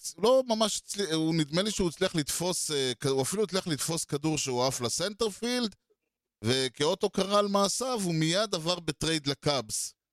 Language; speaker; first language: Hebrew; native; Hebrew